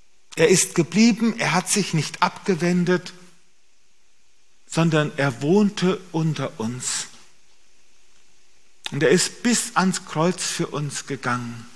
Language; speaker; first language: German; native; German